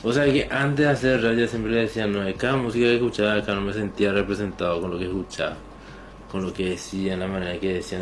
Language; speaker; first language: Spanish; native; Spanish